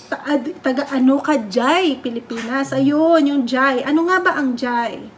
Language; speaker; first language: Filipino; native; Filipino